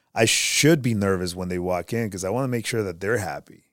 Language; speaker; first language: English; early bilingual, other home language; Spanish